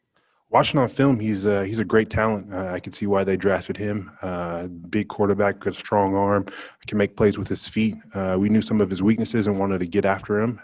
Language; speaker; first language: English; native; English